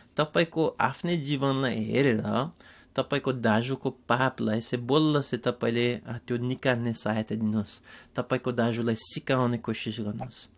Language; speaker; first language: Nepali; non-native, fluent; English